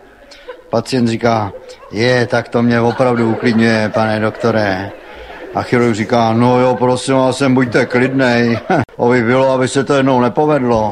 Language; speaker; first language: Czech; native; Czech